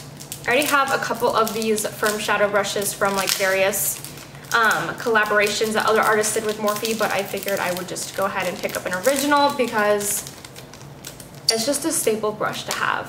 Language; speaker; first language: English; native; English